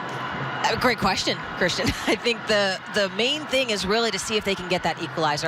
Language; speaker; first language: English; native; English